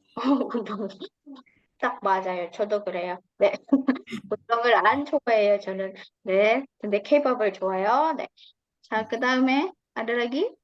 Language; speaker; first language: Korean; non-native, fluent; Indonesian